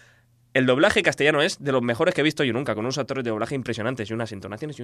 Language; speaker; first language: Spanish; native; Spanish